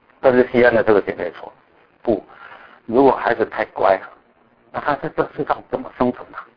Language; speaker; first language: Chinese; native; Chinese